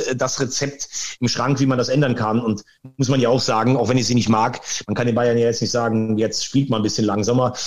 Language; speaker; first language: German; native; German